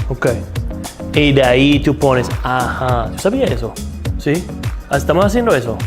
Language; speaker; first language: Spanish; non-native, fluent; English